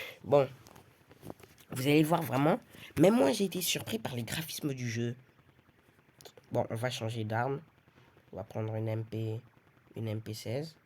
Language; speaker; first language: French; native; French